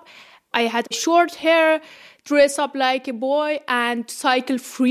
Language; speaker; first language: English; non-native, fluent; Persian